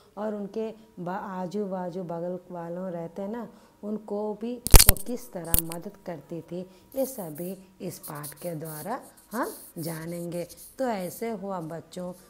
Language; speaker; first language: Hindi; non-native, local second language; Telugu